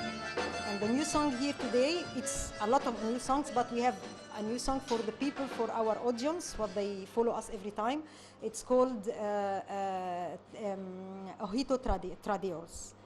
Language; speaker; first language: English; non-native, learner; Arabic